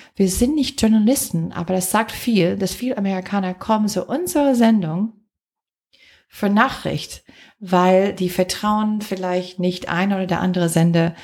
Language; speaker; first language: German; non-native, fluent; English